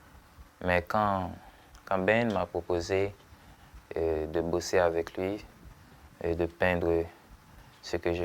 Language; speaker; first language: French; non-native, local second language; Haitian Creole